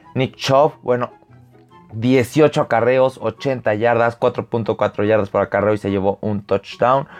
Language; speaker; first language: Spanish; native; Spanish